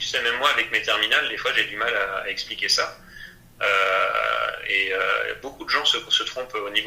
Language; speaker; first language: French; native; French